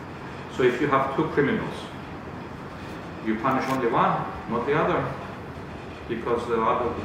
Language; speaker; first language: English; non-native, fluent; Greek